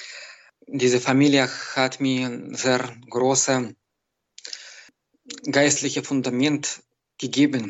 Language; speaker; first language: German; non-native, learner; Belarusian